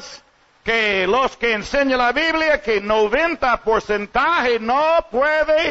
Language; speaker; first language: Spanish; non-native, learner; English